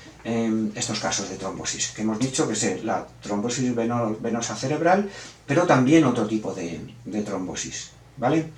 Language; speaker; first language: Spanish; native; Spanish